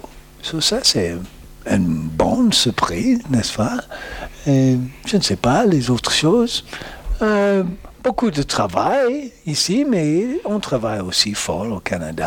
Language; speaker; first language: French; non-native, learner; English